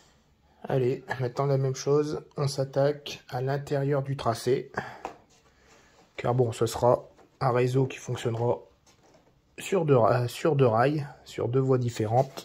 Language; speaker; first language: French; native; French